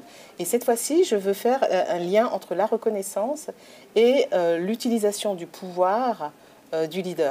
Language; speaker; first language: French; native; French